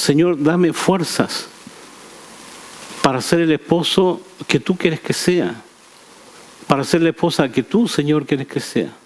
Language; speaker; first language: Spanish; native; Spanish